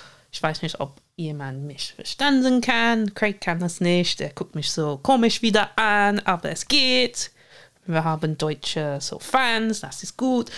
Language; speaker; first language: German; non-native, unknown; English